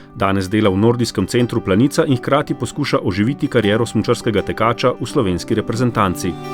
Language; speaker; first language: Slovenian; native; Slovenian